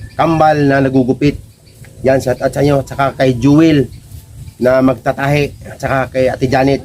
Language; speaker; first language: Filipino; non-native, local second language; Cebuano